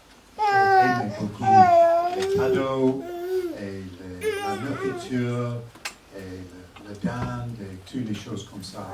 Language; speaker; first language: French; non-native, learner; English